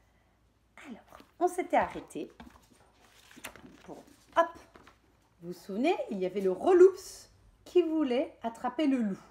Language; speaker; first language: French; native; French